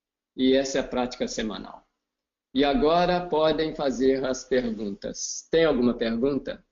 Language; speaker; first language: Portuguese; non-native, fluent; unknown